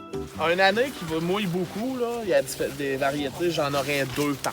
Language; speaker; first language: French; native; French